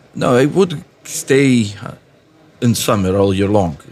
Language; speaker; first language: English; non-native, fluent; Lithuanian